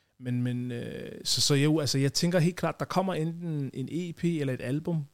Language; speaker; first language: Danish; early bilingual, other home language; Ganda